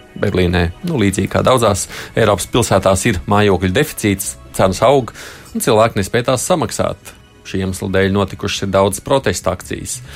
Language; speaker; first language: Latvian; native; Latvian